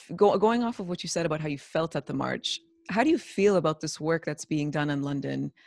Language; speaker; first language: English; native; English